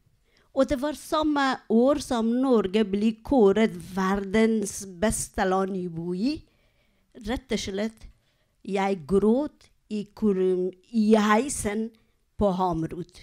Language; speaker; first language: Norwegian; non-native, learner; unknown